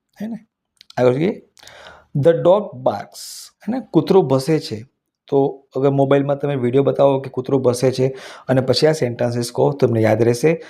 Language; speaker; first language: Gujarati; non-native, local second language; Hindi